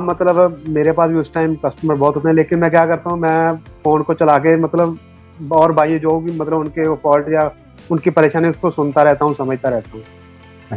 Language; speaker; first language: Hindi; native; Hindi